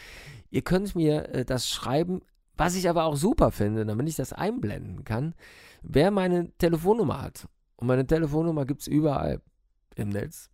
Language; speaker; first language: German; native; German